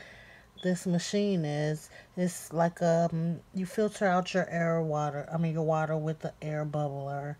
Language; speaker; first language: English; native; English